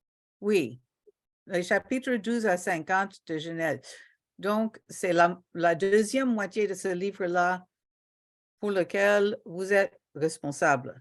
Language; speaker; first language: French; non-native, local second language; Haitian Creole